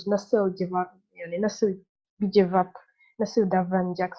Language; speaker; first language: Turkish; non-native, learner; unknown